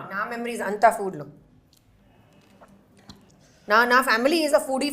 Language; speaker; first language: Telugu; non-native, learner; Hindi